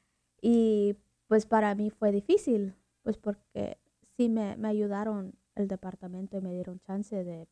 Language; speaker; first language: Spanish; early bilingual, heritage; Spanish